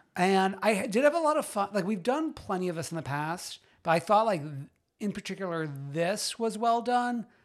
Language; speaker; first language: English; early bilingual, other home language; Italian